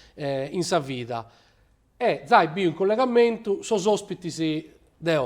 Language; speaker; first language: Italian; native; Italian